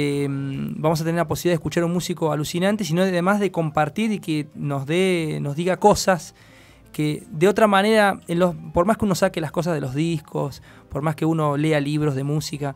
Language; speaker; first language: Spanish; native; Spanish